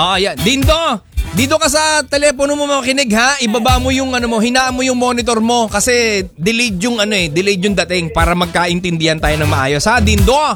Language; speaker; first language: Filipino; native; Filipino